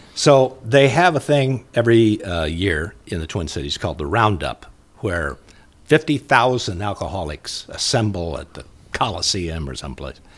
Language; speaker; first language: English; native; English